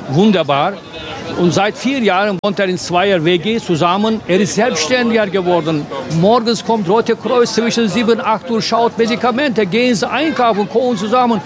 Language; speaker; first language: German; non-native, fluent; Turkish